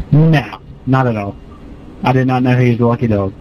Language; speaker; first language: English; native; English